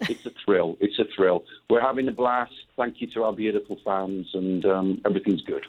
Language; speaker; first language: English; native; English